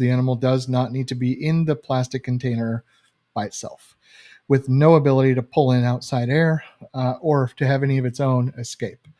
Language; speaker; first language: English; native; English